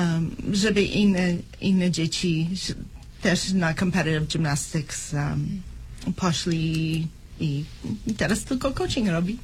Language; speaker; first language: Polish; early bilingual, heritage; Polish